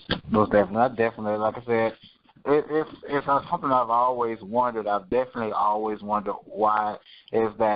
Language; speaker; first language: English; native; English